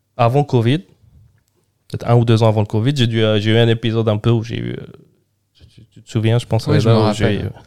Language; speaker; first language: French; non-native, local second language; Arabic